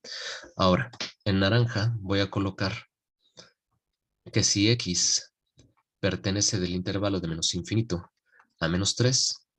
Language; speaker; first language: Spanish; native; Spanish